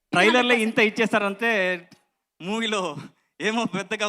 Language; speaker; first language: Telugu; non-native, learner; Kannada